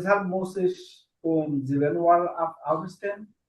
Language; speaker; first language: German; non-native, learner; Bangla